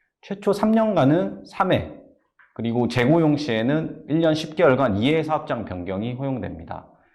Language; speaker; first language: Korean; native; Korean